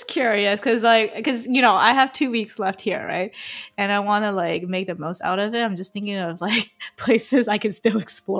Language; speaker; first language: English; early bilingual, other home language; Chinese